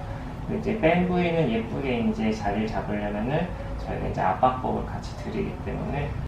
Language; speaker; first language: Korean; native; Korean